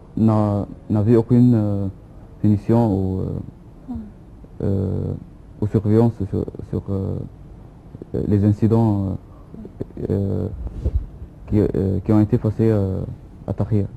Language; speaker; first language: French; non-native, fluent; Arabic